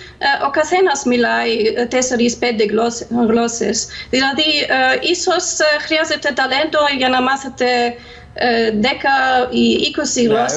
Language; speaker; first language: Greek; non-native, fluent; German